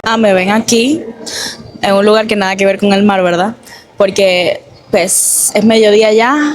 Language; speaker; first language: Spanish; native; Spanish